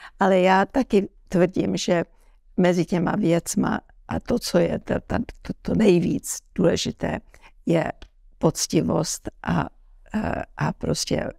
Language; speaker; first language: Czech; early bilingual, heritage; Czech